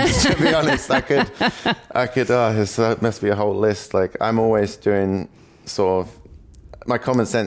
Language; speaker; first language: English; native; English